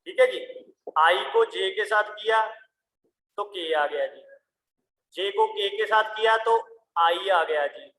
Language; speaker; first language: Hindi; non-native, local second language; Punjabi